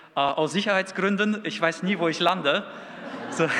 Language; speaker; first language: German; early bilingual, other home language; Russian